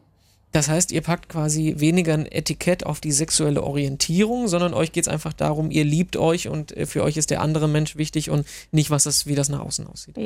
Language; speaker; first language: German; native; German